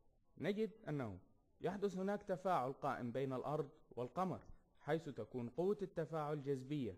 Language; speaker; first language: Arabic; native; Arabic